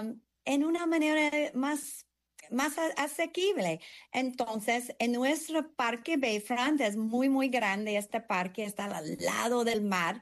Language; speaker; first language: Spanish; early bilingual, heritage; English